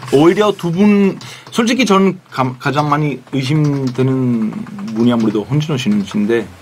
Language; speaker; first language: Korean; non-native, fluent; Italian